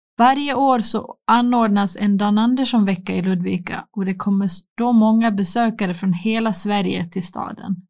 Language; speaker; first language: Swedish; native; Swedish